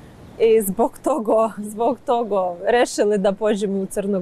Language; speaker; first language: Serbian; non-native, learner; Ukrainian